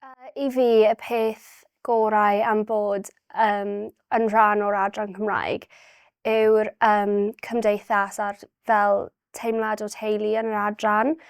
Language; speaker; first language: Welsh; non-native, local second language; English